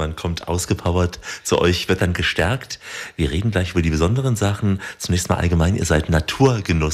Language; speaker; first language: German; native; German